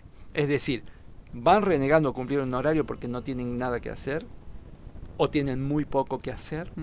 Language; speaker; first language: Spanish; native; Spanish